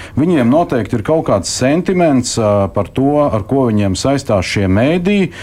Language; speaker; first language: Latvian; native; Latvian